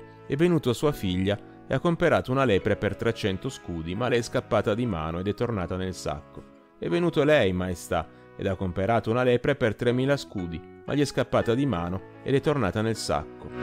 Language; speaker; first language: Italian; native; Italian